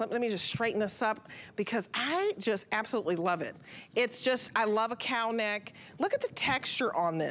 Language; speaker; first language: English; native; English